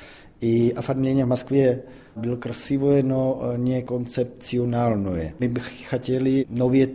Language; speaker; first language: Russian; non-native, fluent; Czech